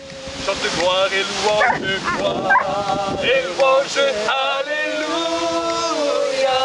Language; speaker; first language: French; native; French